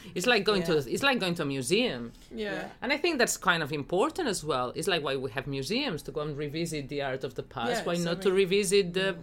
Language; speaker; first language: English; non-native, fluent; Spanish